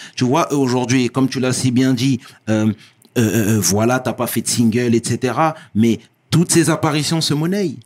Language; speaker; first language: French; native; French